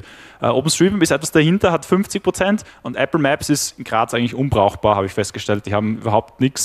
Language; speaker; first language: German; native; German